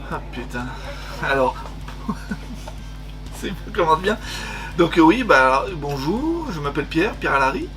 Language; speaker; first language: French; native; French